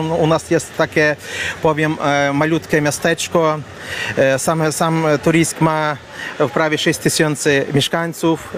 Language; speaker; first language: Polish; non-native, learner; Ukrainian